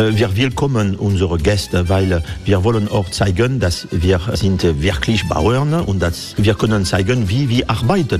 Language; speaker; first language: German; non-native, learner; French